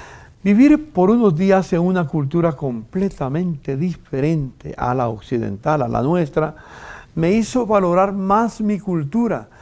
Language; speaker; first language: Spanish; native; Spanish